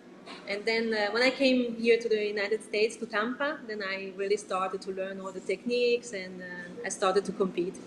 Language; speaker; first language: English; non-native, learner; Italian